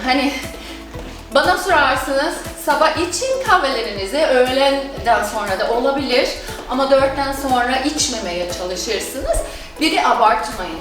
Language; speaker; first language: Turkish; non-native, fluent; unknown